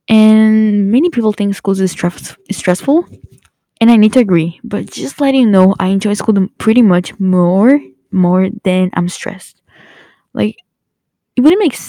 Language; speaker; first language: English; early bilingual, other home language; Portuguese